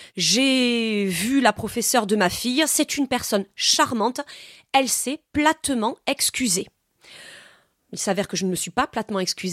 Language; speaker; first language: French; native; French